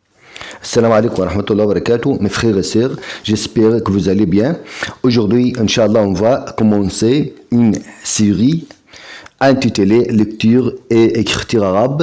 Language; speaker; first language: French; non-native, fluent; Arabic